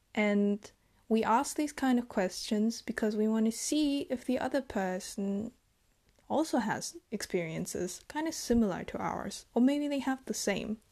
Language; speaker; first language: English; non-native, fluent; Vietnamese